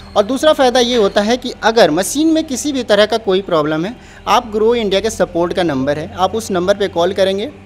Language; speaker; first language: Hindi; native; Hindi